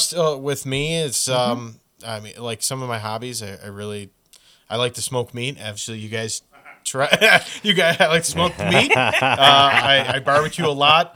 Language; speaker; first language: English; native; English